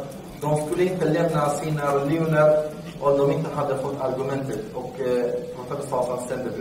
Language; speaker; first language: Swedish; non-native, fluent; Arabic